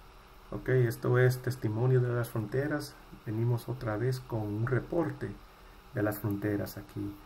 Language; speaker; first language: Spanish; early bilingual, heritage; Spanish